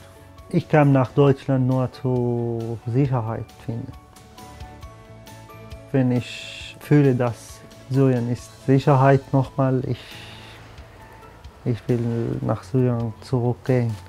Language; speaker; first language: German; non-native, learner; Arabic